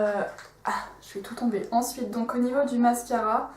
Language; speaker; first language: French; native; French